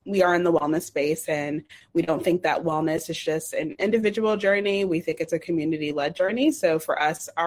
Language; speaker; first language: English; native; English